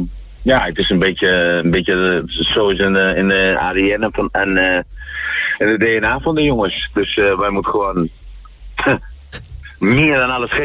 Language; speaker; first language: Dutch; non-native, fluent; Spanish